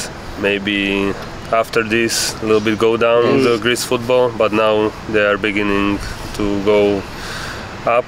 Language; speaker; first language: English; non-native, learner; Slovak